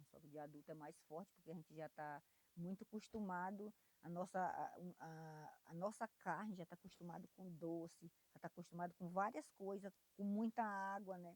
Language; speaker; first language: Portuguese; non-native, local second language; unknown